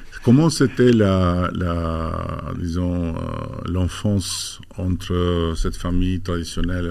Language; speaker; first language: French; non-native, fluent; Albanian